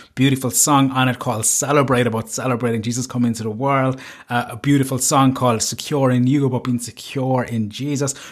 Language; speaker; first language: English; native; English